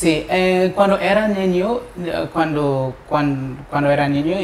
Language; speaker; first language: Spanish; non-native, learner; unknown